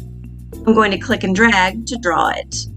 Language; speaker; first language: English; native; English